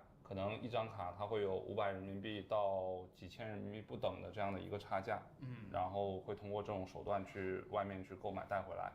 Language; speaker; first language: Chinese; native; Chinese